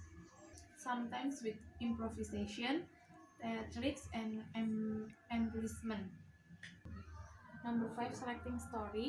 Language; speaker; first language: English; non-native, learner; Indonesian